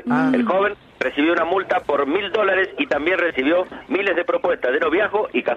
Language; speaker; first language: Spanish; native; Spanish